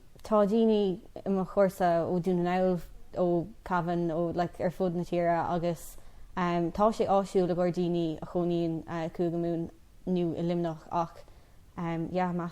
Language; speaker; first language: Irish; non-native, local second language; English